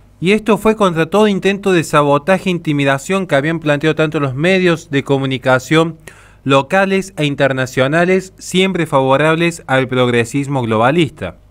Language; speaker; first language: Spanish; native; Spanish